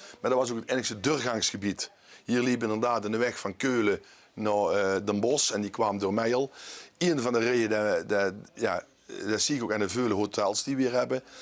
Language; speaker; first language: Dutch; native; Dutch